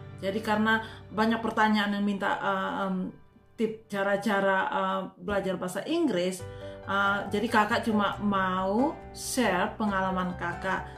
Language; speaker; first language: Indonesian; non-native, local second language; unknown